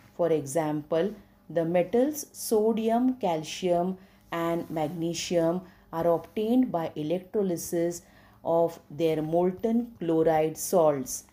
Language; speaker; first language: English; non-native, local second language; Marathi